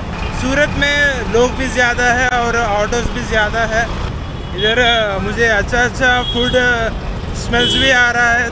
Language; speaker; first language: Hindi; non-native, local second language; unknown